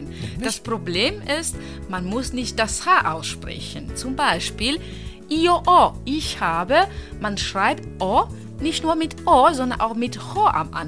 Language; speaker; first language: German; non-native, fluent; Italian